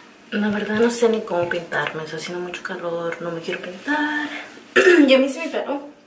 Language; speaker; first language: Spanish; early bilingual, heritage; Spanish